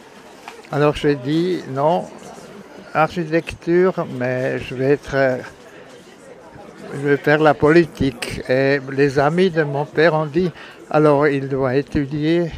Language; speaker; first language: French; non-native, local second language; German